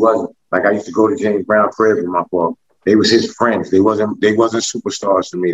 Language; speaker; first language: English; native; English